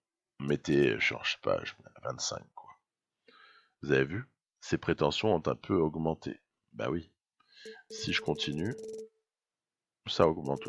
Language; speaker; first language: French; native; French